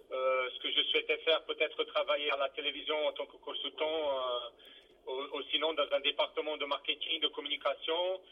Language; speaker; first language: French; non-native, fluent; Portuguese